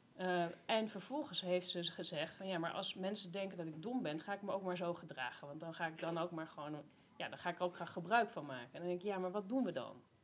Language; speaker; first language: Dutch; native; Dutch